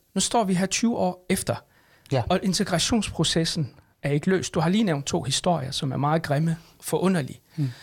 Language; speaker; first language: Danish; early bilingual, other home language; Arabic